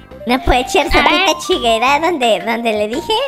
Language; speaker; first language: Spanish; native; Spanish